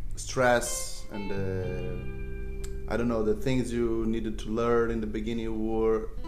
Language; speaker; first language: English; non-native, fluent; Portuguese